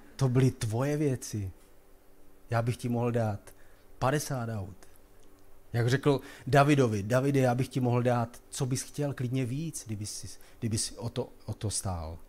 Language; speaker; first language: Czech; native; Czech